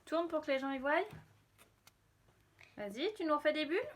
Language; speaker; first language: French; native; French